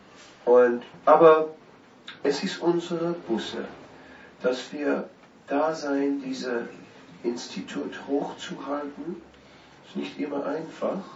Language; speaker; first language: German; non-native, fluent; Dutch